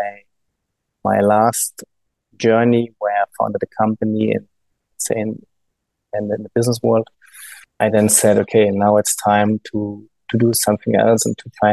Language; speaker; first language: English; non-native, fluent; German